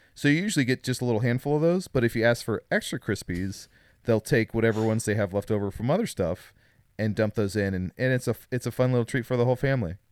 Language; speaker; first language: English; native; English